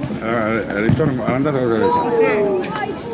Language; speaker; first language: Italian; native; Italian